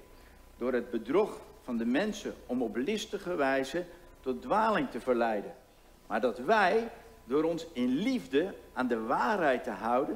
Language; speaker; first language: Dutch; native; Dutch